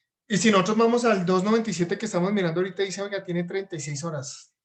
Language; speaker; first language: Spanish; native; Spanish